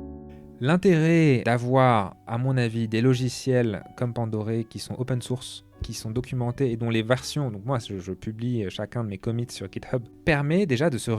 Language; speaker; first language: French; native; French